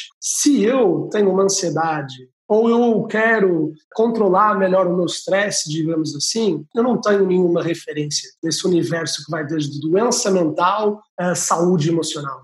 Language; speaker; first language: Portuguese; native; Portuguese